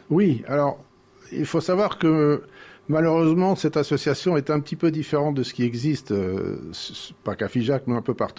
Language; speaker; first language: French; native; French